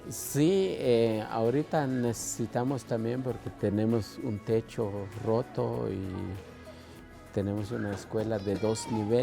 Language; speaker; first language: Spanish; non-native, local second language; Kʼicheʼ